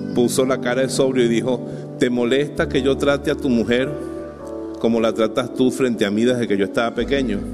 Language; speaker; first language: Spanish; native; Spanish